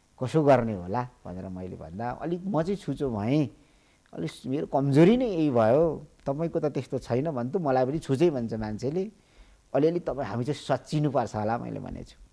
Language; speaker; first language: Nepali; native; Nepali